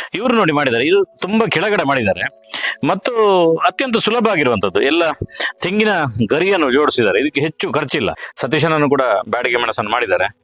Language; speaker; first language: Kannada; native; Kannada